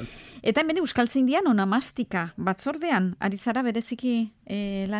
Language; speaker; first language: Basque; native; Basque